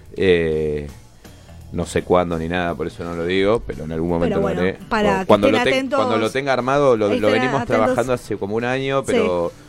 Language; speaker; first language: Spanish; native; Spanish